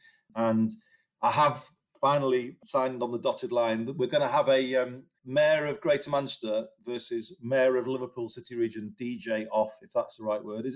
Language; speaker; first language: English; native; English